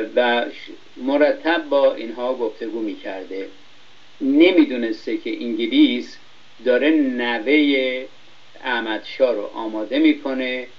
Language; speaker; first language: Persian; native; Persian